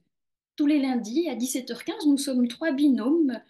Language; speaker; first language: French; native; French